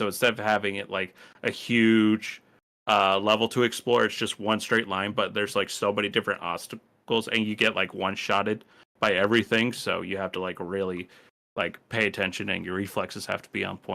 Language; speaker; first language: English; native; English